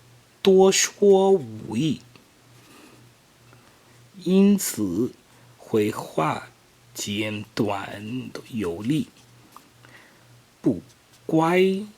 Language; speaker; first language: Chinese; non-native, learner; English